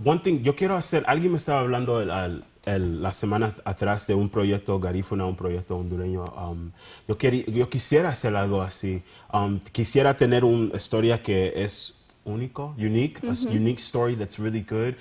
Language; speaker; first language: Spanish; early bilingual, heritage; Spanish